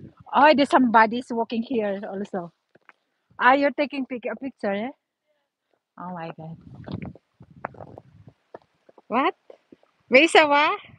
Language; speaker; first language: English; non-native, learner; Filipino